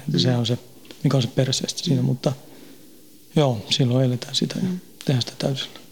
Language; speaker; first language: Finnish; early bilingual, heritage; Finnish